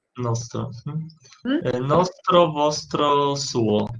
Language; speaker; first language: Italian; non-native, learner; Polish